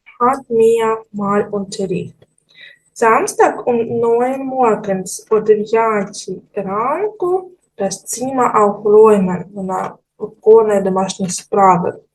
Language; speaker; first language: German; non-native, fluent; Ukrainian